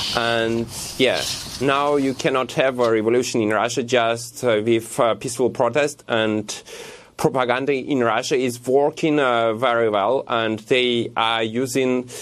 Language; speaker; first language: English; non-native, fluent; Russian